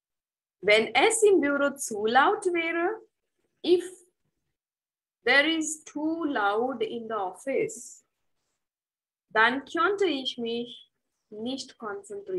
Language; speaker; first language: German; non-native, fluent; Hindi